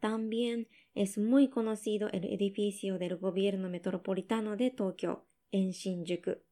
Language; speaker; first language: Spanish; non-native, learner; Japanese